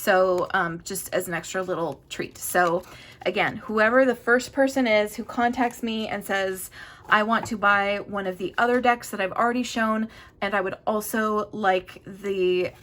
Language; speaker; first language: English; native; English